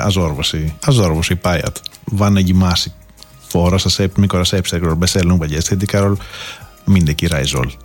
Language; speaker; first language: Hungarian; non-native, learner; Greek